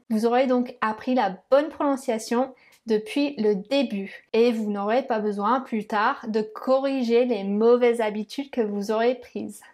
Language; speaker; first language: French; non-native, fluent; English